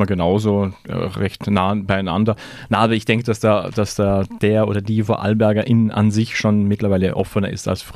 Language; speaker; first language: German; native; German